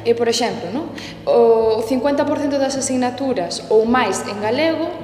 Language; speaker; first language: Galician; native; Galician